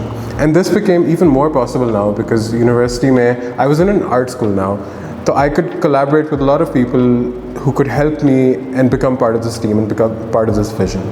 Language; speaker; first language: English; non-native, local second language; Urdu